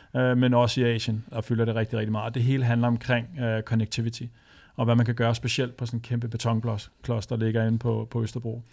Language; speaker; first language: Danish; native; Danish